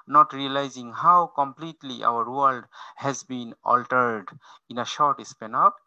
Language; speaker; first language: English; non-native, local second language; Bangla